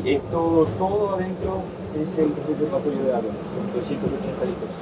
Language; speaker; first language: Spanish; non-native, learner; Portuguese